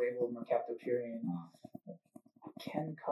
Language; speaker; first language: English; native; English